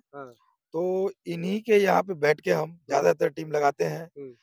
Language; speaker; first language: Hindi; native; Hindi